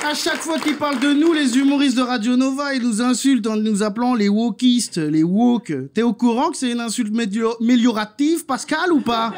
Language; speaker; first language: French; native; French